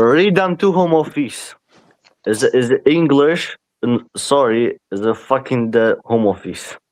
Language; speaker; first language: English; non-native, learner; Persian